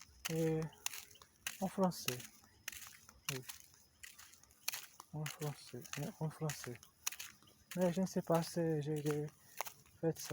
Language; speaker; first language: French; non-native, learner; Portuguese